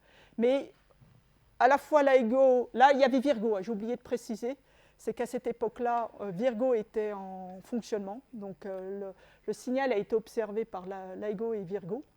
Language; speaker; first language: French; native; French